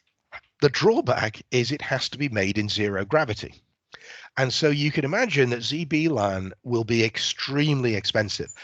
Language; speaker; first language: English; native; English